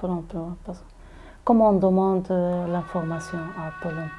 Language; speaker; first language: French; non-native, learner; Arabic